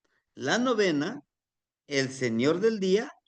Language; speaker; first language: Spanish; native; Spanish